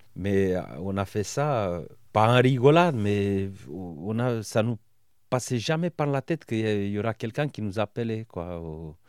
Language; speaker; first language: French; non-native, fluent; Romanian